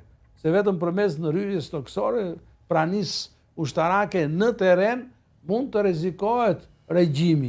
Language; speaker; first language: Albanian; native; Albanian